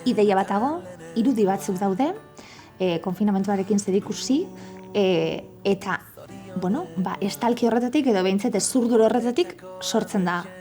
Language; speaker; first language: Basque; native; Basque